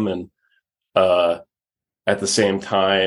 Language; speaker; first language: English; native; English